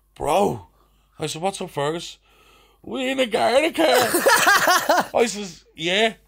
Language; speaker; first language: English; native; English